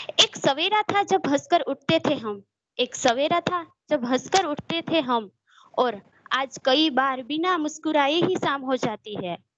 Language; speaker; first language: Hindi; non-native, local second language; Gujarati